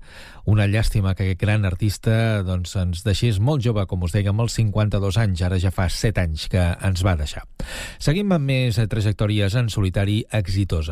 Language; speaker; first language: Catalan; native; Catalan